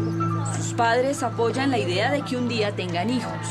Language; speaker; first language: Spanish; native; Spanish